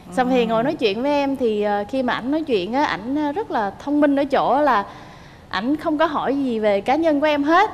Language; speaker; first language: Vietnamese; native; Vietnamese